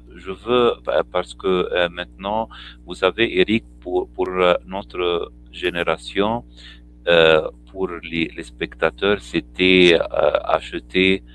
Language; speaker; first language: French; non-native, fluent; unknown